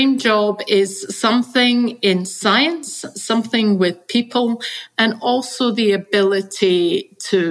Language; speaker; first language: English; native; English